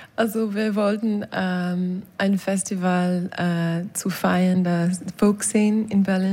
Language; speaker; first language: German; non-native, learner; English